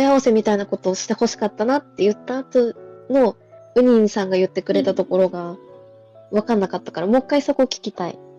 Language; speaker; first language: Japanese; native; Japanese